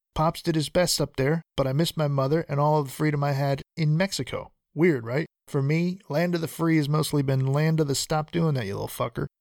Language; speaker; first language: English; early bilingual, other home language; Spanish